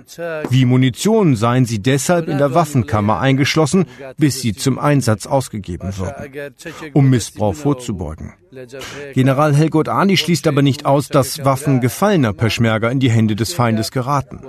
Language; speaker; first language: German; native; German